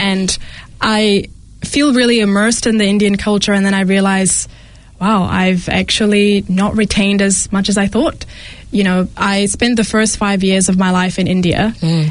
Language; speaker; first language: English; early bilingual, other home language; Malayalam